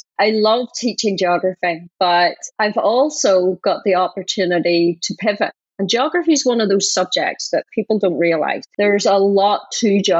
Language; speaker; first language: English; native; English